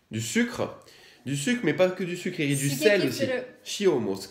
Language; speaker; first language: French; native; French